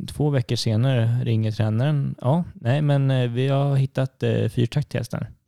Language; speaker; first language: Swedish; native; Swedish